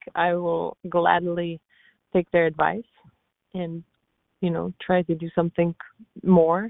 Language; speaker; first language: English; non-native, fluent; Czech